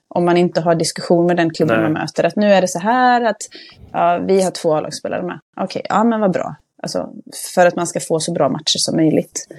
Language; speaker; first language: Swedish; native; Swedish